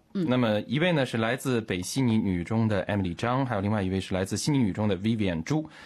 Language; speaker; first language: Chinese; native; Chinese